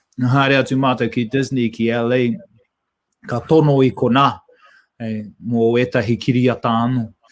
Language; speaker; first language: Māori; native; Māori